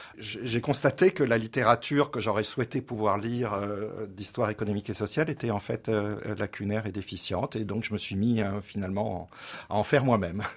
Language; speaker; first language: French; native; French